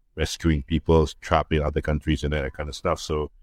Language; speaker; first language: English; early bilingual, other home language; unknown